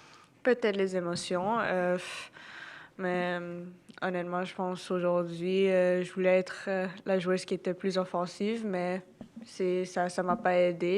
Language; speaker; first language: French; non-native, local second language; English